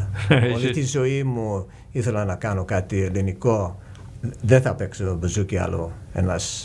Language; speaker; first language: Greek; early bilingual, heritage; English